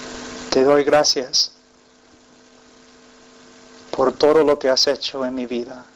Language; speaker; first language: Spanish; non-native, fluent; English